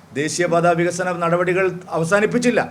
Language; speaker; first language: Malayalam; native; Malayalam